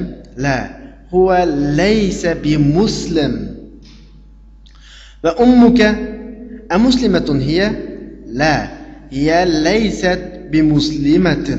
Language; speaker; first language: Arabic; non-native, fluent; Uyghur